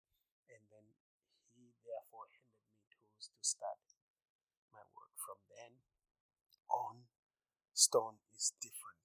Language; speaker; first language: English; non-native, local second language; Shona